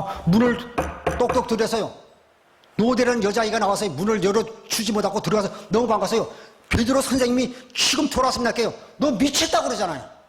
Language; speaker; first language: Korean; native; Korean